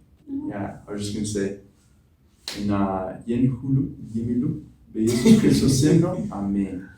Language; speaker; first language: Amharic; non-native, learner; English